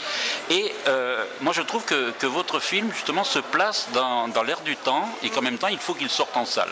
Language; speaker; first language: French; native; French